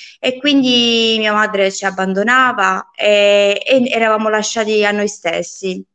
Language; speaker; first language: Italian; early bilingual, other home language; Polish